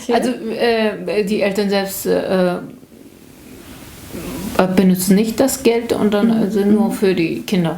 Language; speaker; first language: German; non-native, learner; Korean